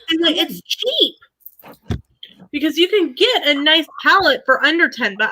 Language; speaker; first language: English; native; English